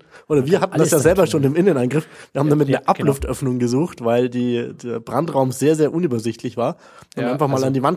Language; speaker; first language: German; native; German